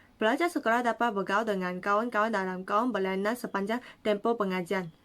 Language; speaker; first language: Malay; non-native, local second language; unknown